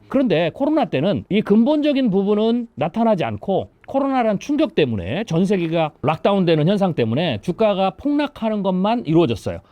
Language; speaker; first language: Korean; native; Korean